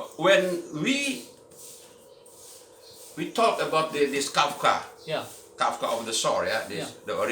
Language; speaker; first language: English; non-native, learner; Indonesian